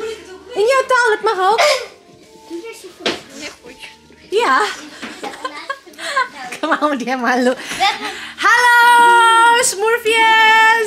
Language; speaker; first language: Dutch; non-native, learner; Indonesian